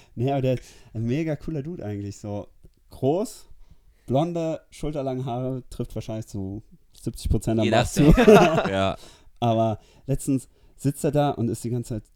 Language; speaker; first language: German; early bilingual, heritage; German